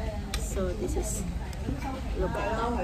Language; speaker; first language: English; non-native, learner; Indonesian